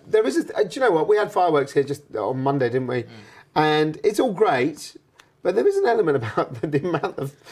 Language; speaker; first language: English; native; English